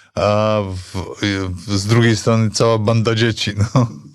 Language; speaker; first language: Polish; native; Polish